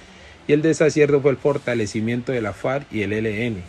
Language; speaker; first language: Spanish; native; Spanish